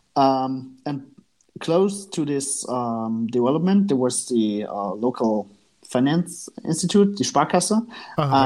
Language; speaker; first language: English; non-native, fluent; German